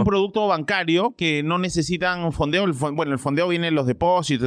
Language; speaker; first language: Spanish; native; Spanish